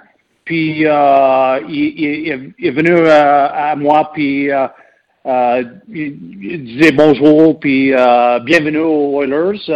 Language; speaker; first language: French; non-native, local second language; English